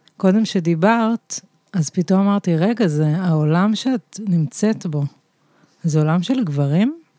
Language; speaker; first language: Hebrew; native; Hebrew